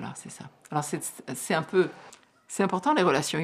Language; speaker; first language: French; native; French